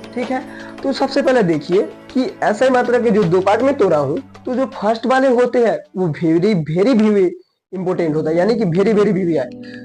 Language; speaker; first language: Hindi; native; Hindi